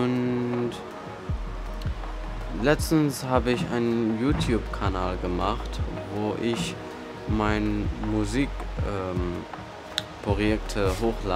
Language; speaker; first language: German; early bilingual, other home language; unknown